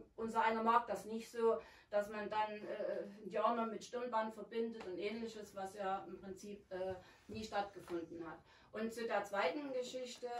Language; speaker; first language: German; native; German